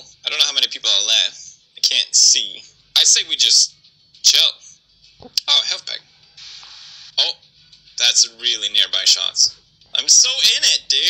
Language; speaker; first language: English; native; English